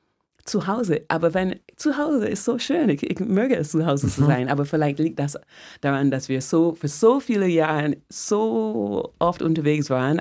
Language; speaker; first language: German; non-native, fluent; English